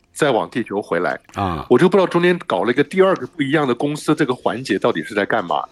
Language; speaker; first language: Chinese; native; Chinese